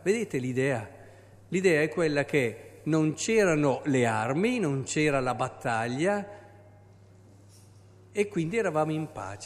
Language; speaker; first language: Italian; native; Italian